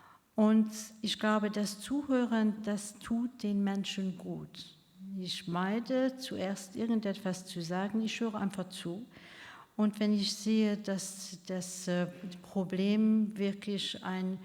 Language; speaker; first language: German; non-native, local second language; Luxembourgish